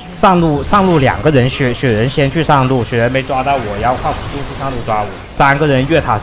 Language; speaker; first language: Chinese; native; Chinese